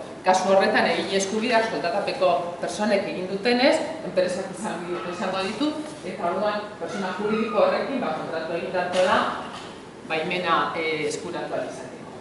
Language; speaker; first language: Basque; native; Basque